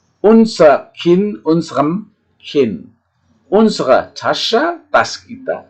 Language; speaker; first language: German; non-native, fluent; Indonesian